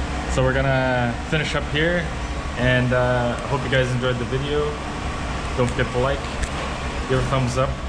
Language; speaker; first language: English; native; English